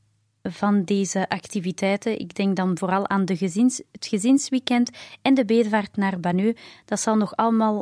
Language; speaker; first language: Dutch; native; Dutch